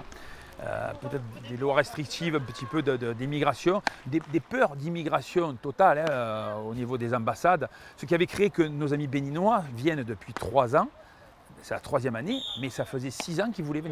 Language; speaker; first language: French; native; French